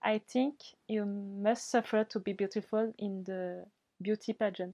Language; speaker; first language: English; non-native, learner; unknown